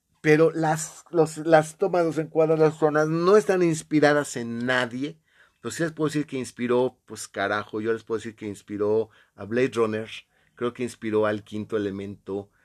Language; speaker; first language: Spanish; native; Spanish